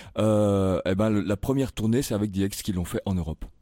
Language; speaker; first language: French; native; French